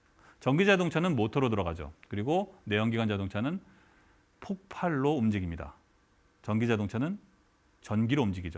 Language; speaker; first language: Korean; native; Korean